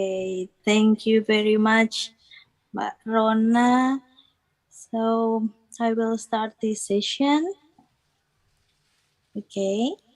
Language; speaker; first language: English; non-native, fluent; Indonesian